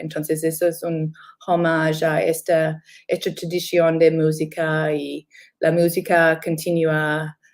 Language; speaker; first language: Spanish; non-native, learner; English